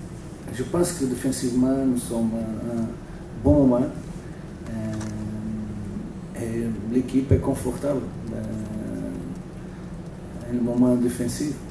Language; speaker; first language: French; non-native, learner; Portuguese